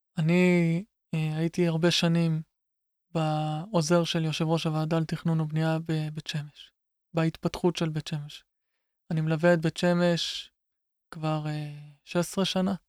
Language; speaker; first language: Hebrew; native; Hebrew